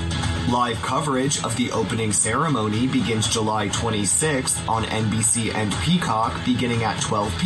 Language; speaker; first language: English; native; English